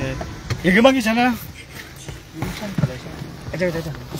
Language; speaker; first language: Korean; non-native, learner; Filipino